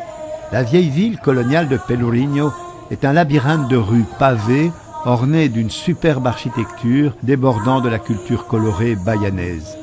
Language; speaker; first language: French; native; French